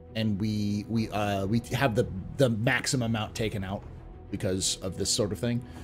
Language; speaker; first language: English; native; English